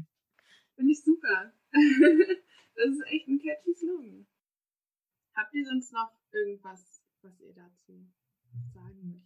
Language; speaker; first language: German; native; German